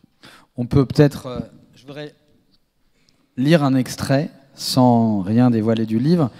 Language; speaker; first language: French; native; French